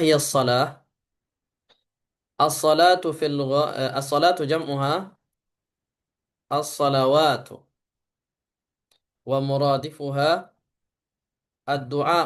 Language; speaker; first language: Arabic; non-native, fluent; Indonesian